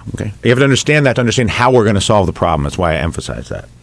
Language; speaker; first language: English; native; English